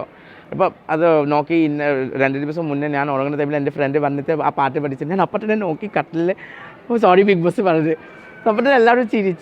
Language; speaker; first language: Malayalam; non-native, fluent; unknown